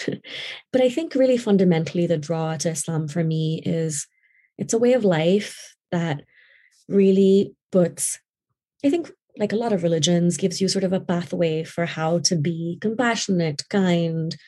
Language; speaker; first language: English; non-native, local second language; Urdu